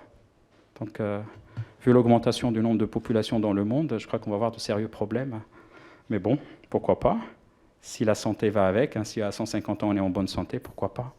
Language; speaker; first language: French; non-native, local second language; Arabic